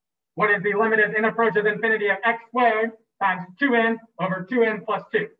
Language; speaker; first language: English; native; English